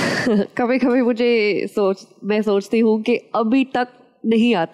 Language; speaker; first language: Hindi; non-native, learner; English